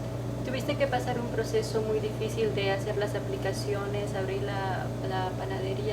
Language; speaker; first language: Spanish; non-native, fluent; Portuguese